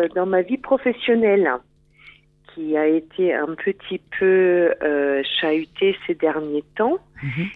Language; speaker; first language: French; non-native, fluent; German